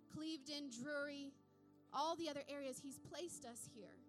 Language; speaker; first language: English; native; English